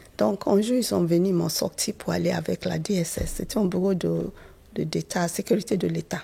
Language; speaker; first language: French; non-native, fluent; Yoruba